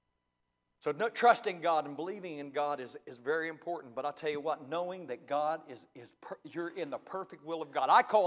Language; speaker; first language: English; native; English